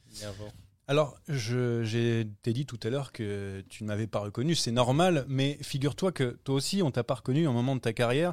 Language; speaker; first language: French; native; French